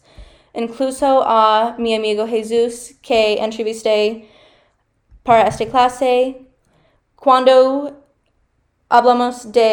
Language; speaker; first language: Spanish; non-native, learner; English